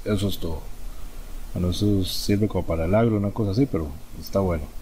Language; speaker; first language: Spanish; native; Spanish